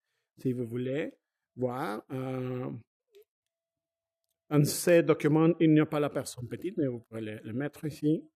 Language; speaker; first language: French; non-native, fluent; Spanish